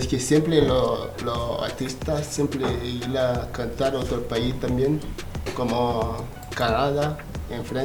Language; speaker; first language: Spanish; non-native, learner; Haitian Creole